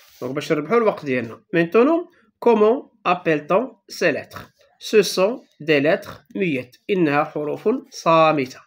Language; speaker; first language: French; non-native, local second language; Arabic